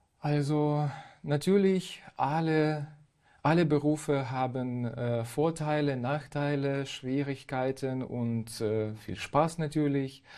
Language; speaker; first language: German; non-native, fluent; Ukrainian